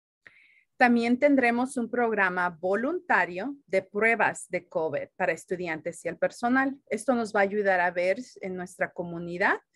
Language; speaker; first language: Spanish; early bilingual, heritage; Spanish